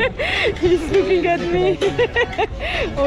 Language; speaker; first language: English; non-native, learner; Turkish